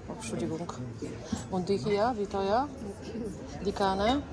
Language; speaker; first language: German; non-native, learner; Polish